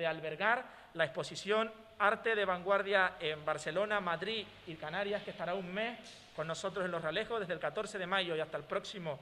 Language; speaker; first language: Spanish; native; Spanish